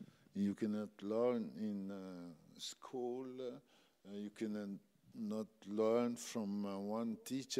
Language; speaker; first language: English; non-native, learner; French